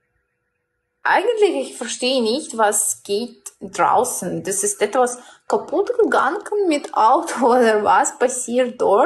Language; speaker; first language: German; non-native, learner; Russian